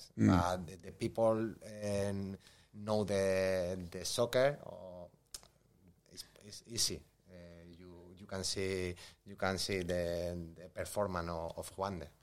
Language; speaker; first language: English; non-native, learner; Spanish